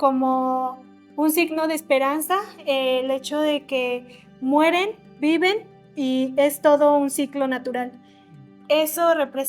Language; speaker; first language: Spanish; native; Spanish